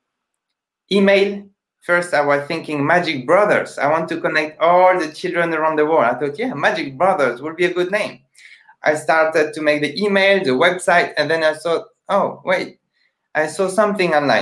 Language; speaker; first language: English; non-native, fluent; French